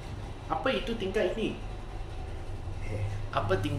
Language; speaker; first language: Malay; non-native, local second language; Chinese